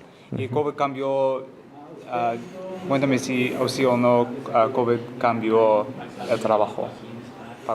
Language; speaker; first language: Spanish; non-native, learner; English